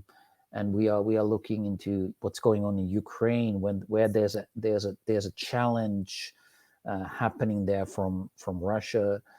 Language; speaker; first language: English; non-native, fluent; Finnish